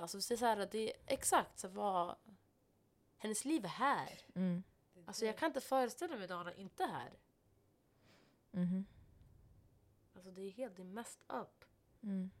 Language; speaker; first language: Swedish; non-native, local second language; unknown